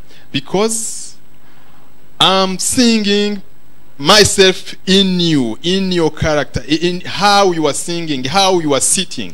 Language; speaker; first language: English; non-native, local second language; Kinyarwanda